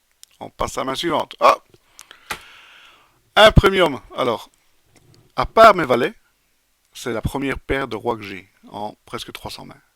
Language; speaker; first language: French; native; French